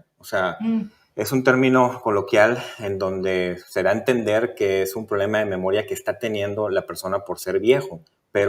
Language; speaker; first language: Spanish; native; Spanish